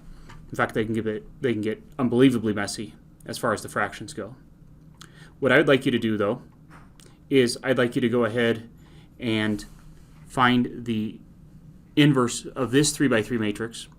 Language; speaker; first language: English; native; English